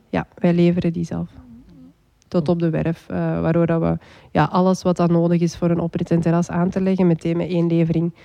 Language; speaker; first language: Dutch; native; Dutch